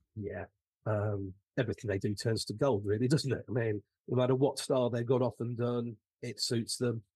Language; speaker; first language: English; native; English